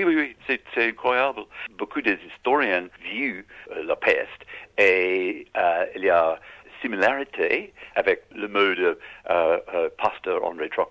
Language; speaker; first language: French; non-native, learner; English